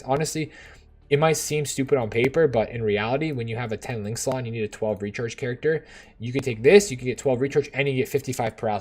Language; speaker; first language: English; native; English